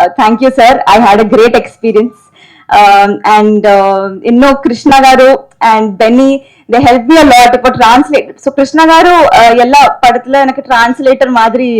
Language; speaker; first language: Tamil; non-native, learner; Telugu